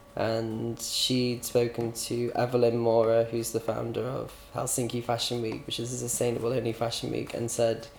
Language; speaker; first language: English; native; English